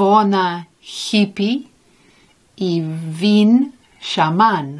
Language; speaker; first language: Ukrainian; non-native, learner; English